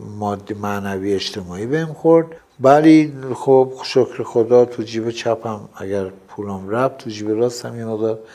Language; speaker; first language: Persian; non-native, local second language; Azerbaijani